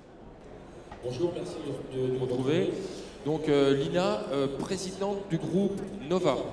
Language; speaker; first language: French; native; French